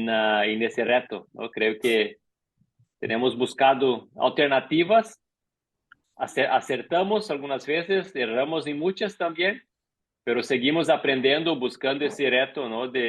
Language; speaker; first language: Spanish; non-native, fluent; Portuguese